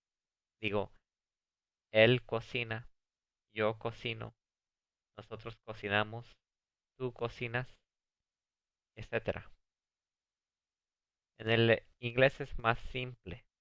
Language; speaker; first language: Spanish; early bilingual, heritage; Spanish